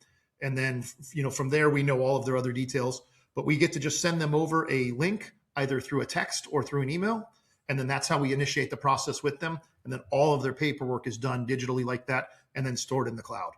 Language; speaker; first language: English; native; English